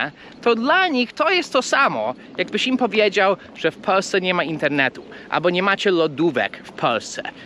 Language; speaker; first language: Polish; non-native, fluent; English